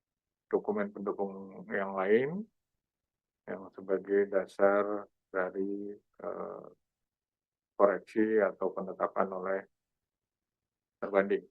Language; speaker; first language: Indonesian; native; Indonesian